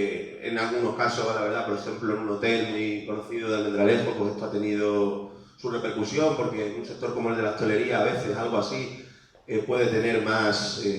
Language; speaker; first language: Spanish; native; Spanish